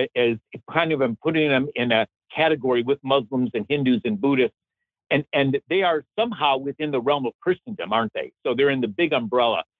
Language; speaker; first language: English; native; English